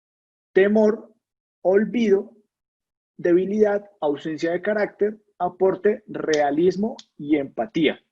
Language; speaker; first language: Spanish; native; Spanish